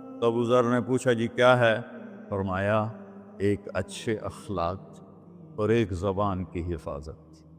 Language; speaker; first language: Urdu; non-native, local second language; Punjabi